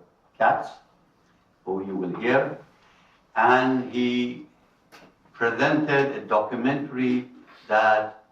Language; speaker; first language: English; non-native, fluent; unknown